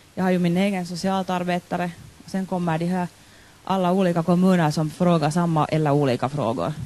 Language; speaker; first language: Swedish; non-native, local second language; Finnish